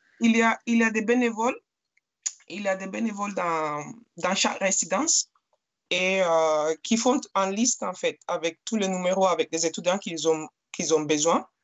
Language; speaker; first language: French; non-native, fluent; Spanish